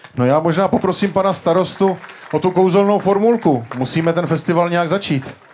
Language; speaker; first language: Czech; native; Czech